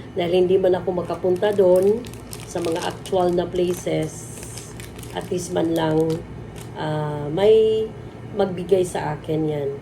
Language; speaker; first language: Filipino; non-native, local second language; Cebuano